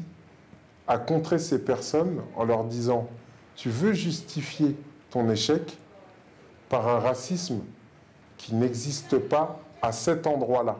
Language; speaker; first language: French; native; French